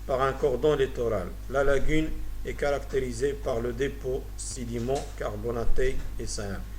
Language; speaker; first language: French; non-native, local second language; Arabic